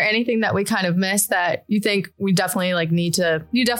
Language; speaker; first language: English; native; English